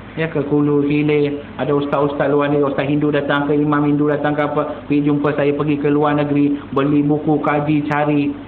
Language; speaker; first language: Malay; non-native, local second language; Tamil